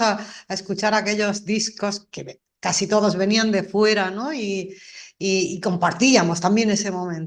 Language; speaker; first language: Spanish; native; Spanish